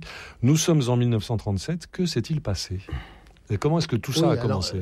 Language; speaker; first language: French; native; French